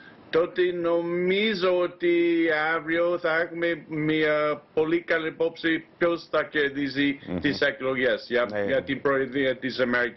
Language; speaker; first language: Greek; non-native, fluent; English